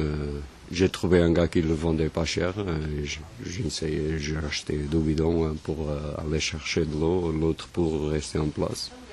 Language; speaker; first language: French; non-native, fluent; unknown